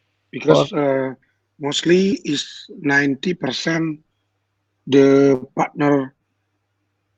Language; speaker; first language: English; non-native, learner; Indonesian